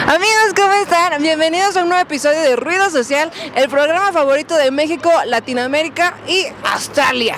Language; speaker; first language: Spanish; native; Spanish